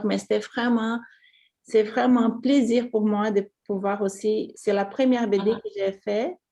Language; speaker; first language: French; non-native, fluent; Portuguese